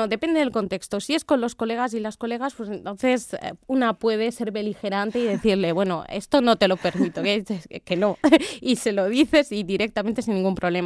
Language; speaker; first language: Spanish; native; Spanish